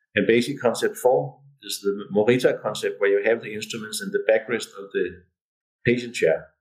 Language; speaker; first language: English; non-native, fluent; Danish